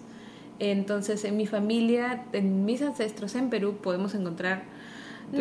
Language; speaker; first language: Spanish; early bilingual, heritage; Spanish